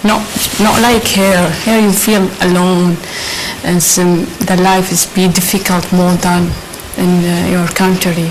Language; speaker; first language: English; non-native, learner; Arabic